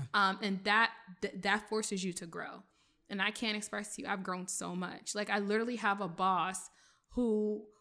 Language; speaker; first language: English; early bilingual, other home language; French